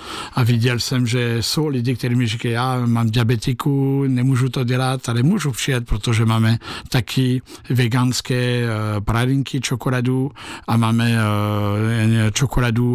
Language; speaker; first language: Czech; non-native, fluent; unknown